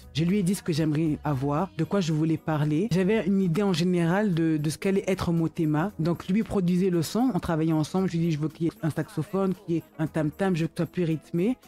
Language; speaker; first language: French; early bilingual, other home language; Lingala